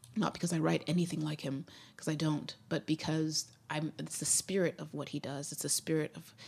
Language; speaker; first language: English; native; English